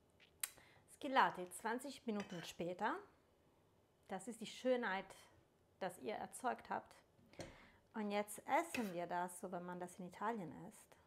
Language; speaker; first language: German; non-native, fluent; Italian